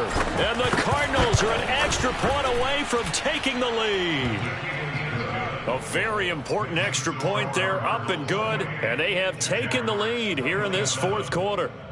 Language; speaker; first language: English; native; English